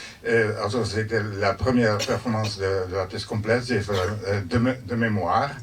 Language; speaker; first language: French; non-native, learner; Dutch